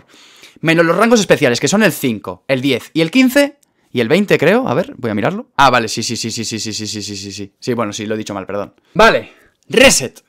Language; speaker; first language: Spanish; native; Spanish